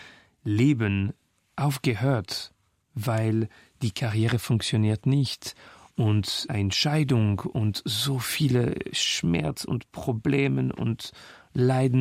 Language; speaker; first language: German; non-native, fluent; French